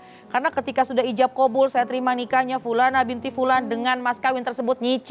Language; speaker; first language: Indonesian; native; Indonesian